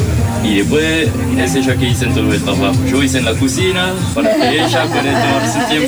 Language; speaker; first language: Spanish; non-native, learner; French